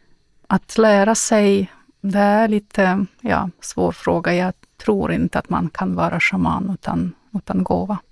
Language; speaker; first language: Swedish; non-native, fluent; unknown